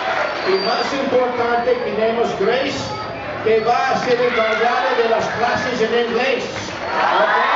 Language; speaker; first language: Spanish; non-native, fluent; English